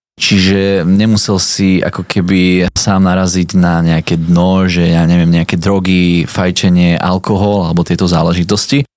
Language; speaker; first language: Slovak; native; Slovak